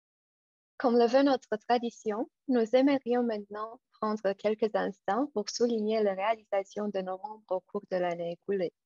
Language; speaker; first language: French; non-native, fluent; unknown